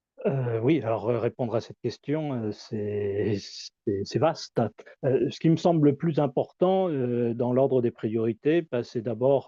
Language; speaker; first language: French; native; French